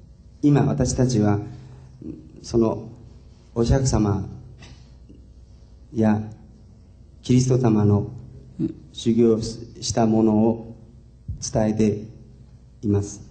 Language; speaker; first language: Japanese; non-native, fluent; Chinese